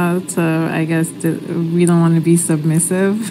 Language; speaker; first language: English; native; English